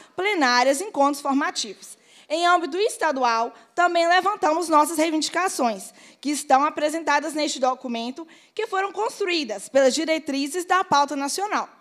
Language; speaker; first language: Portuguese; native; Portuguese